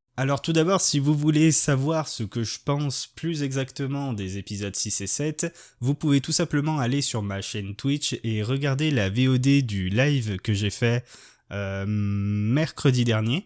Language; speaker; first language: French; native; French